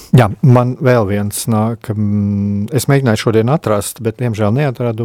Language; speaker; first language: Latvian; native; Latvian